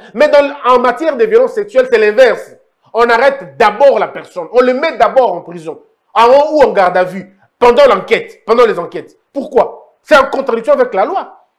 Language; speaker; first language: French; non-native, local second language; Lingala